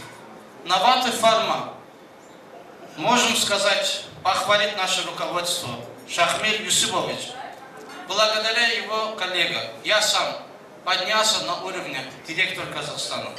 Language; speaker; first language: Russian; non-native, fluent; Azerbaijani